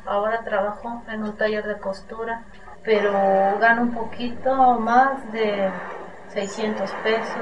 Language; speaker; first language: Spanish; native; Spanish